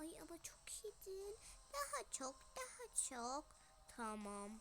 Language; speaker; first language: Turkish; early bilingual, other home language; Arabic